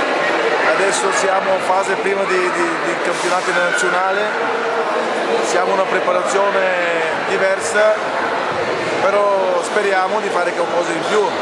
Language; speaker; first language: Italian; non-native, fluent; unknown